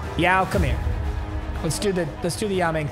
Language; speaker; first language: English; native; English